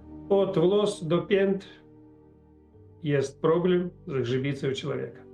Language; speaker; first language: Polish; non-native, learner; Russian